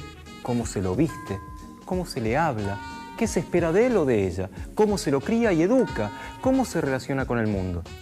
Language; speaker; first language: Spanish; native; Spanish